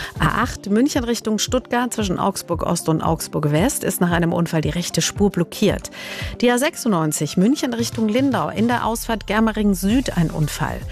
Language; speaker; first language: German; native; German